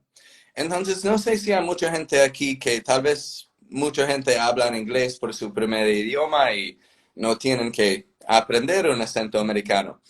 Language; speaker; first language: Spanish; non-native, fluent; English